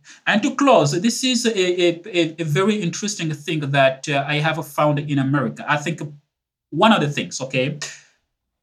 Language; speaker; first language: English; non-native, fluent; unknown